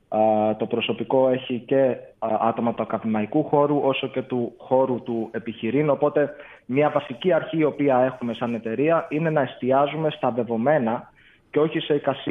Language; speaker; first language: Greek; native; Greek